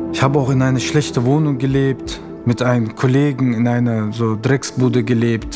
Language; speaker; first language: German; early bilingual, other home language; Russian